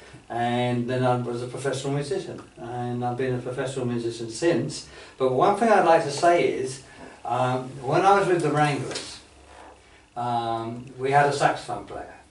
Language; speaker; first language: English; native; English